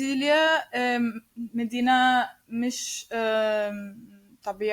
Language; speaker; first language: Arabic; non-native, learner; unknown